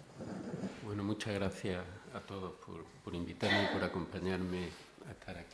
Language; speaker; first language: Spanish; native; Spanish